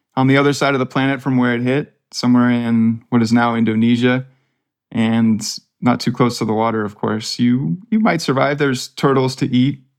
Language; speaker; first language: English; native; English